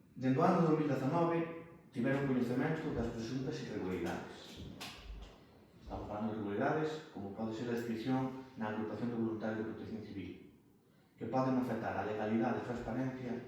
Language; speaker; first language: Galician; native; Galician